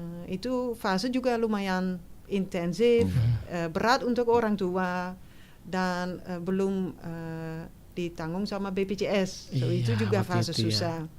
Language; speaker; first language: Indonesian; non-native, fluent; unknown